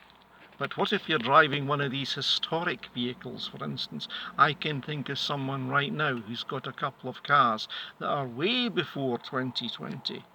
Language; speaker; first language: English; native; English